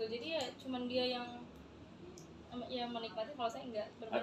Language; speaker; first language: Indonesian; native; Indonesian